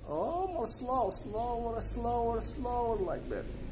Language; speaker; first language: English; non-native, learner; Indonesian